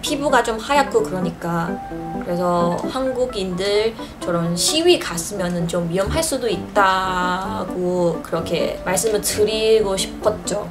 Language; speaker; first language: Korean; non-native, fluent; Chinese